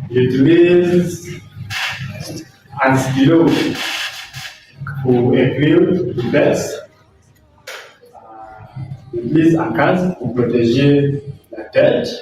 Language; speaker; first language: French; non-native, learner; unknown